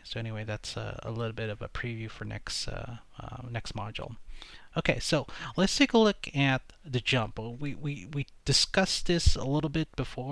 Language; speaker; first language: English; native; English